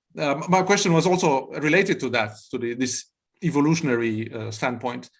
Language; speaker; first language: English; non-native, fluent; Romanian